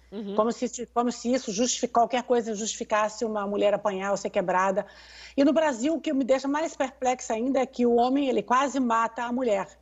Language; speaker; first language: Portuguese; native; Portuguese